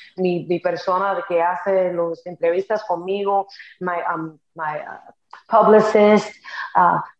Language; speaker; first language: Spanish; early bilingual, heritage; Spanish